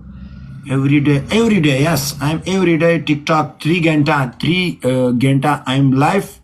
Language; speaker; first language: English; non-native, learner; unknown